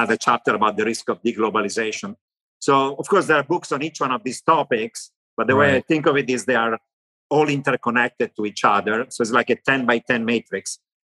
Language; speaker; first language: English; non-native, fluent; Italian